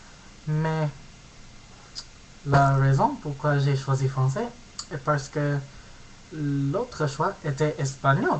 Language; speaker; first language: French; non-native, learner; English